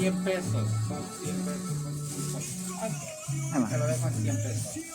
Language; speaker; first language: Spanish; native; Spanish